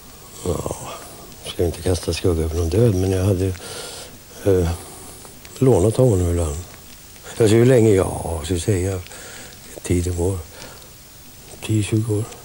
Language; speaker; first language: Swedish; native; Swedish